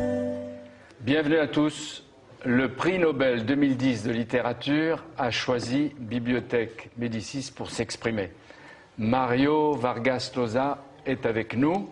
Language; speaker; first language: French; native; French